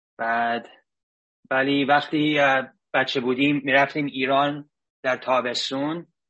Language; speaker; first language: Persian; early bilingual, heritage; Persian